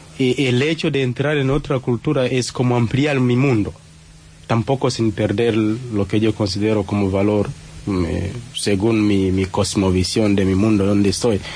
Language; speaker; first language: Spanish; non-native, fluent; Swahili